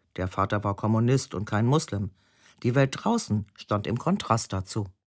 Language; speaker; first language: German; native; German